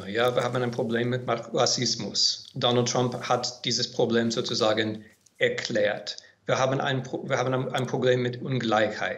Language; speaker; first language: German; non-native, fluent; English